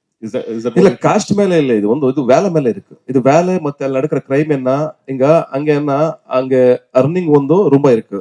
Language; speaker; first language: Tamil; non-native, learner; Kannada